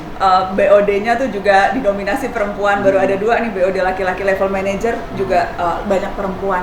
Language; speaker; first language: Indonesian; native; Indonesian